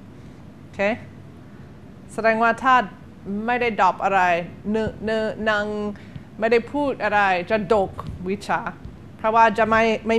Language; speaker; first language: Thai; non-native, learner; English